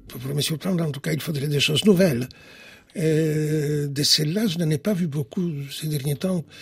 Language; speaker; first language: French; non-native, fluent; Polish